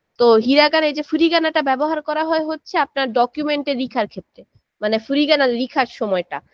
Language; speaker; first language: Bangla; early bilingual, heritage; Japanese